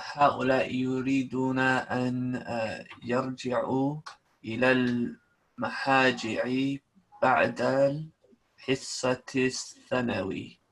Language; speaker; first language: Arabic; non-native, learner; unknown